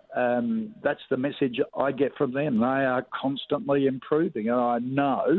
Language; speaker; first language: English; native; English